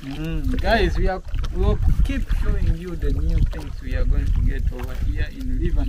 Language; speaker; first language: English; non-native, fluent; Rundi